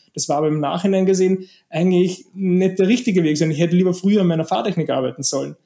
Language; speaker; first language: German; native; German